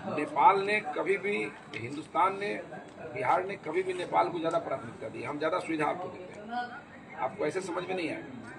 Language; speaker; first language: Hindi; native; Hindi